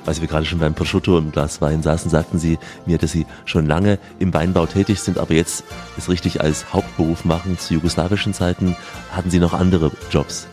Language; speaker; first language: German; native; German